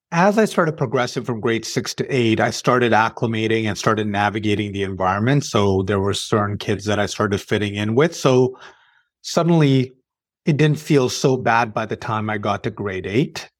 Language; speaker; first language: English; early bilingual, other home language; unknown